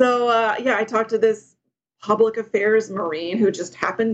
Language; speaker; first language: English; native; English